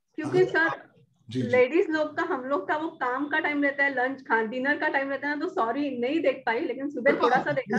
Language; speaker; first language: Hindi; non-native, local second language; Marathi